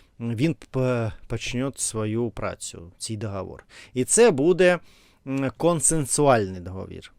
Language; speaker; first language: Ukrainian; non-native, learner; Russian